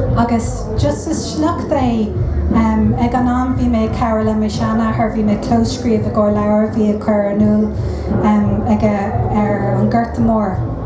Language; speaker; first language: Irish; non-native, local second language; English